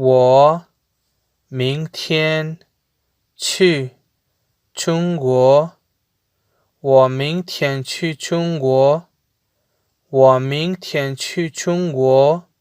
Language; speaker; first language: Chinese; non-native, learner; Urdu